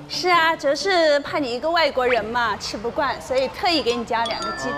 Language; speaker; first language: Chinese; native; Chinese